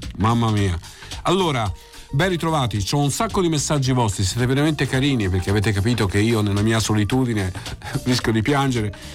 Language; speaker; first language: Italian; native; Italian